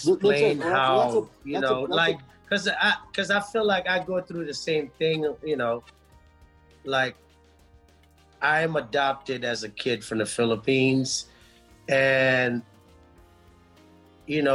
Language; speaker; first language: English; non-native, local second language; Pampanga